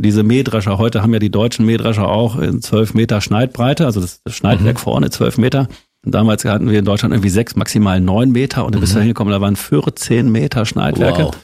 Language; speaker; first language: German; native; German